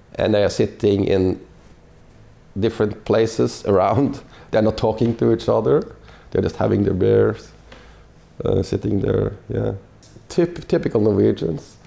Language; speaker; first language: English; non-native, fluent; Norwegian